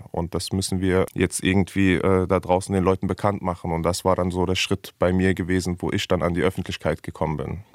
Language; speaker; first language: German; early bilingual, other home language; Persian